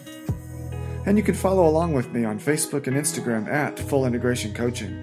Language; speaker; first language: English; native; English